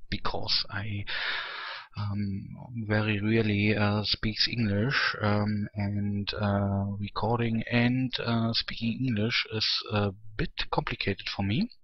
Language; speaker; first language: English; non-native, learner; German